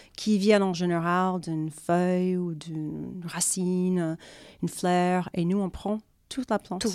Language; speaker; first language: French; non-native, fluent; English